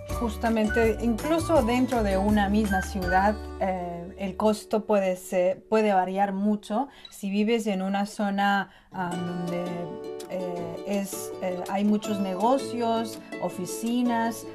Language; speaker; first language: Spanish; non-native, fluent; Chinese